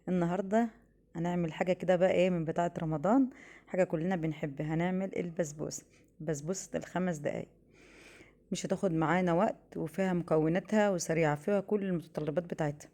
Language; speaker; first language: Arabic; native; Arabic